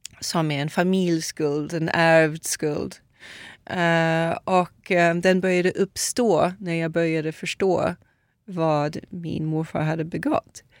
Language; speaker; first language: Swedish; non-native, fluent; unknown